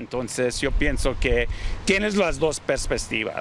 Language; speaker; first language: Spanish; early bilingual, heritage; Spanish